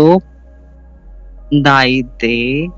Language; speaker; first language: Japanese; non-native, learner; Hindi